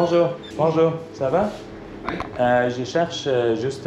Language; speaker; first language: French; non-native, learner; English